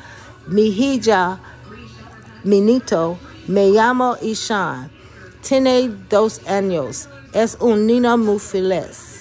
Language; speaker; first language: Spanish; non-native, learner; English